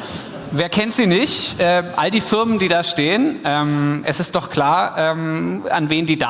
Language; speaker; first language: German; native; German